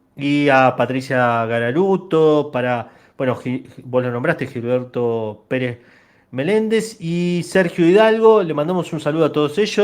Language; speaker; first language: Spanish; native; Spanish